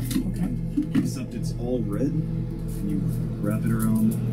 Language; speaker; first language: English; native; English